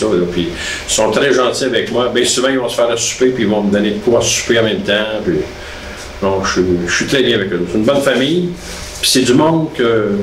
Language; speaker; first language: French; native; French